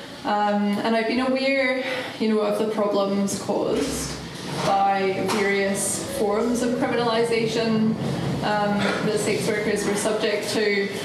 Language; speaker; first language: English; native; English